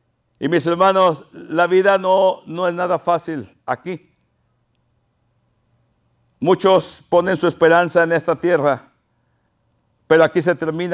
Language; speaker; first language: Spanish; native; Spanish